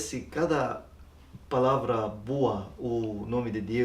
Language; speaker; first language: Portuguese; non-native, learner; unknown